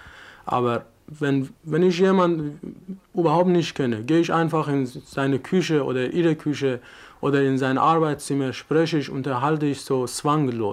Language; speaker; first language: German; non-native, learner; Persian